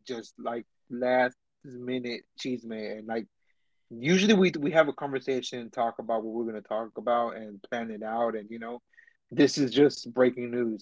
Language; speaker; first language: English; early bilingual, other home language; Spanish